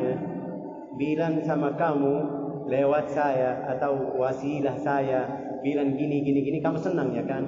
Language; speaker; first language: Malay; non-native, learner; Arabic